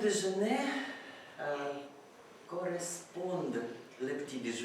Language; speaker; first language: French; non-native, learner; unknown